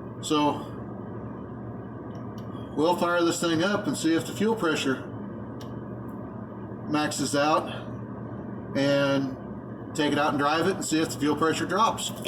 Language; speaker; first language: English; native; English